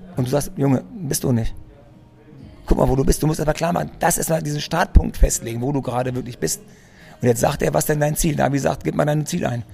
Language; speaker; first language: German; early bilingual, other home language; Greek